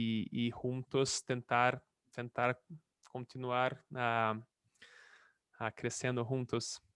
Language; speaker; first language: Spanish; non-native, fluent; Portuguese